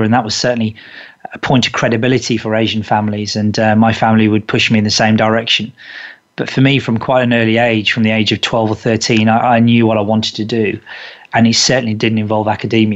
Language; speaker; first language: English; native; English